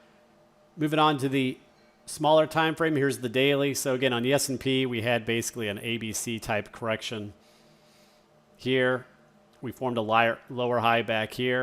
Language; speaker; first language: English; native; English